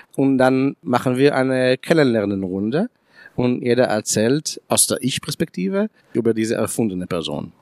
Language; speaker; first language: German; early bilingual, other home language; Hebrew